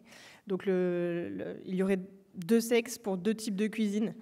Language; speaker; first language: French; native; French